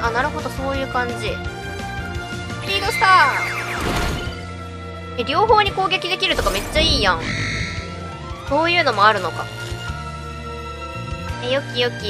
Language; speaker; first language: Japanese; native; Japanese